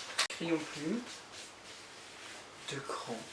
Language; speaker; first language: French; native; French